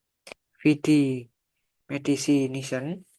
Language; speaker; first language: German; non-native, learner; Indonesian